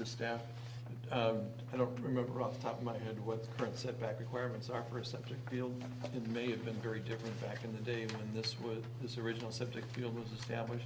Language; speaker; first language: English; native; English